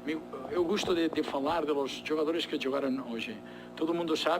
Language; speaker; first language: Portuguese; non-native, fluent; Spanish